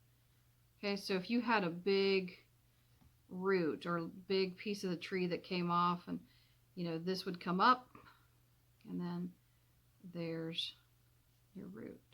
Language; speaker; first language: English; native; English